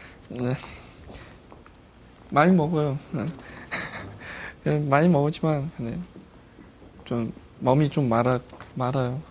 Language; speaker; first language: Korean; non-native, learner; Chinese